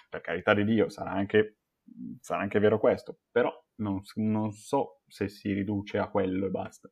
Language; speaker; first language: Italian; native; Italian